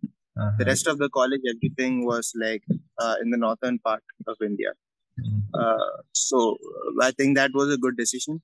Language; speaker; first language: English; non-native, local second language; Malayalam